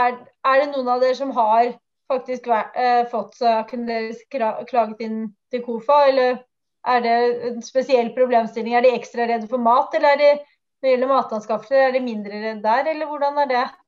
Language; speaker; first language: Norwegian; native; Norwegian